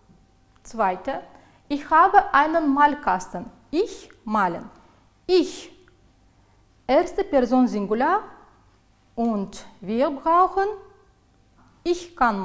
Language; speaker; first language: German; non-native, fluent; Uzbek